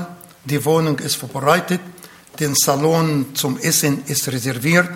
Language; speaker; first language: German; non-native, fluent; Arabic